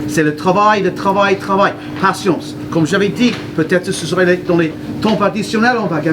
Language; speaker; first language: French; non-native, fluent; English